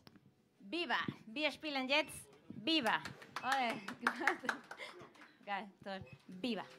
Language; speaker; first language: German; non-native, fluent; Galician